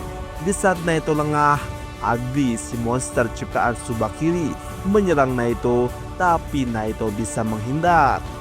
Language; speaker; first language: Indonesian; native; Indonesian